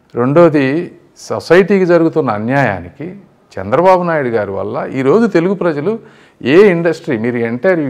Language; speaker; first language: Telugu; native; Telugu